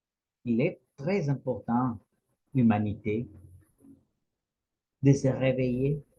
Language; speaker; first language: French; non-native, fluent; Spanish